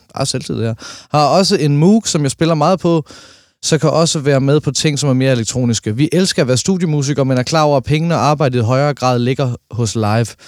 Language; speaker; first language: Danish; native; Danish